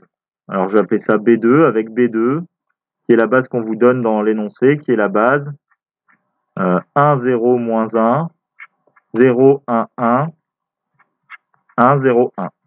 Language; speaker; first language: French; native; French